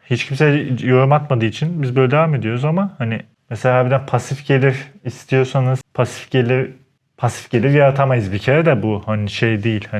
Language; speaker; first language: Turkish; native; Turkish